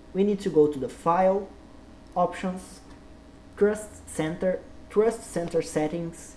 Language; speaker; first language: English; non-native, learner; Portuguese